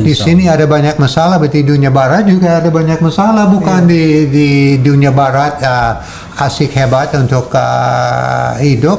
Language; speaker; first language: Indonesian; non-native, learner; English